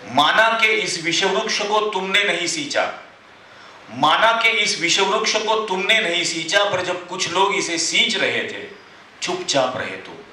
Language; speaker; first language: Hindi; non-native, local second language; Marathi